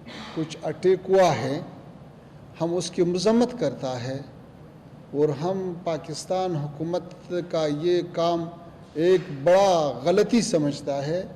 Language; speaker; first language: Hindi; non-native, fluent; Pashto